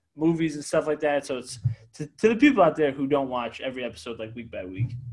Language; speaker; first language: English; native; English